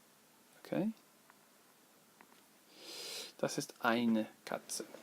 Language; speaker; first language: German; non-native, fluent; English